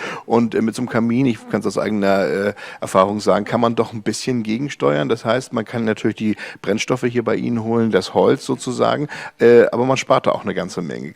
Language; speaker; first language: German; native; German